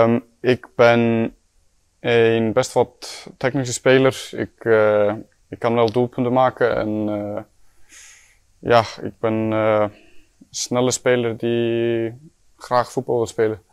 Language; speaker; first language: Dutch; non-native, fluent; Icelandic